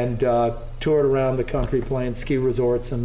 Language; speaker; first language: English; native; English